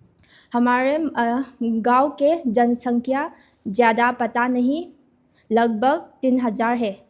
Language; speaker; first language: Hindi; non-native, local second language; Manipuri